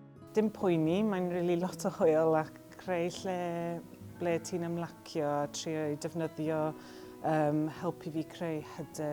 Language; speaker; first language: Welsh; non-native, learner; English